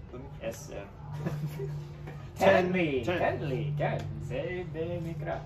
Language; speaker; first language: Hebrew; non-native, learner; English